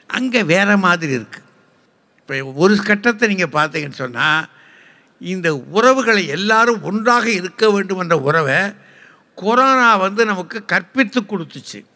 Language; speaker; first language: Tamil; native; Tamil